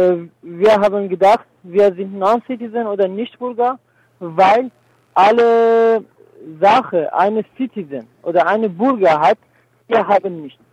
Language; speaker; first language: German; non-native, learner; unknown